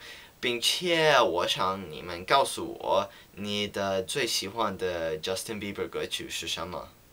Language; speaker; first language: Chinese; non-native, learner; English